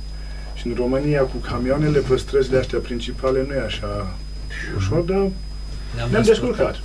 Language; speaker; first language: Romanian; non-native, local second language; German